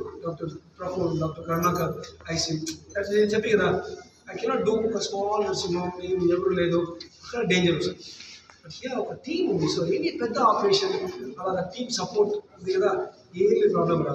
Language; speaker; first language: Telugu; non-native, learner; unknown